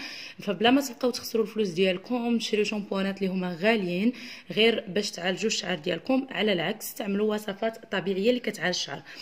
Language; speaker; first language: Arabic; native; Arabic